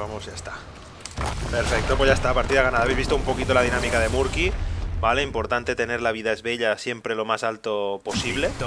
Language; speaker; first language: Spanish; native; Spanish